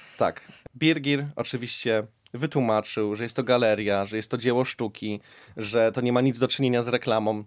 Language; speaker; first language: Polish; early bilingual, heritage; Polish